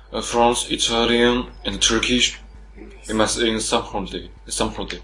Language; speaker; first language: English; non-native, learner; Chinese